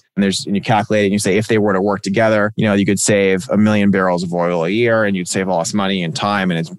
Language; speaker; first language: English; native; English